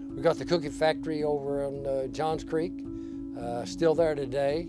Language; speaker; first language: English; native; English